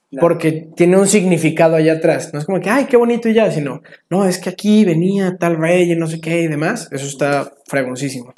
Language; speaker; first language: Spanish; native; Spanish